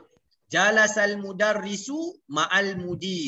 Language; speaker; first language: Arabic; non-native, fluent; Malay